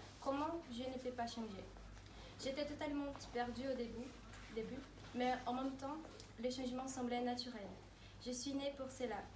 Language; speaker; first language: French; non-native, learner; Portuguese